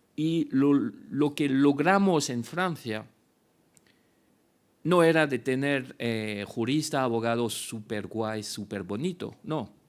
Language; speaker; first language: Spanish; non-native, fluent; French